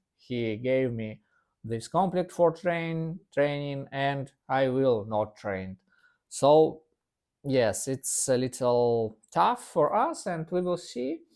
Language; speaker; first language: English; non-native, learner; Russian